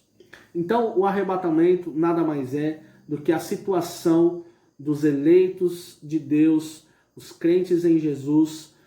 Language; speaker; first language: Portuguese; native; Portuguese